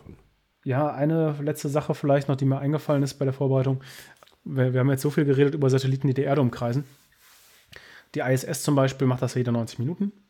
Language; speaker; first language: German; native; German